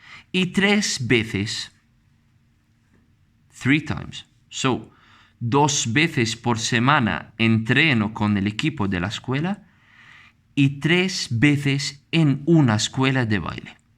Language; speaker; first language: Spanish; non-native, fluent; Arabic